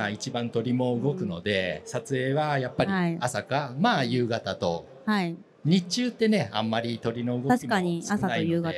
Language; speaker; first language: Japanese; native; Japanese